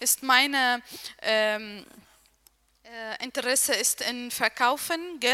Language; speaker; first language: German; non-native, learner; Arabic